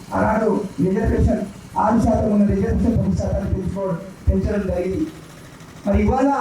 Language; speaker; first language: Telugu; non-native, local second language; Lambadi